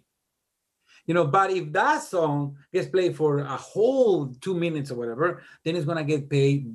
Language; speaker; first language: English; non-native, fluent; Spanish